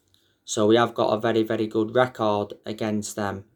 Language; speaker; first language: English; native; English